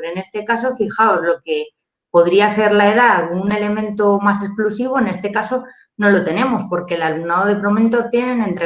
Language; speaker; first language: Spanish; native; Spanish